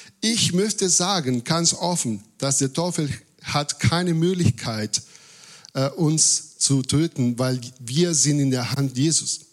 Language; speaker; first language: German; non-native, fluent; Spanish